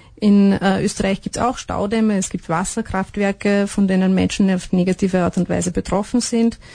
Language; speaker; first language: German; native; German